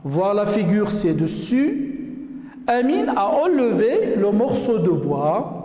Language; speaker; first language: French; non-native, local second language; Arabic